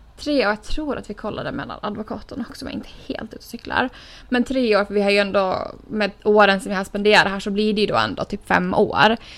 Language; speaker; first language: Swedish; native; Swedish